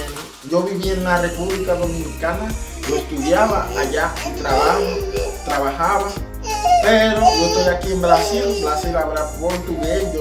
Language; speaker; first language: Spanish; non-native, learner; Haitian Creole